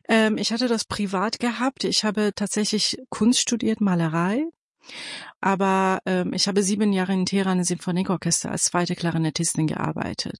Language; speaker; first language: German; non-native, fluent; Persian